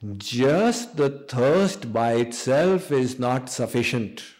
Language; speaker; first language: English; non-native, local second language; Hindi